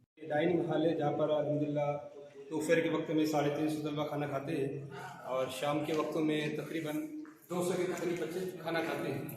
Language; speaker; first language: Urdu; native; Urdu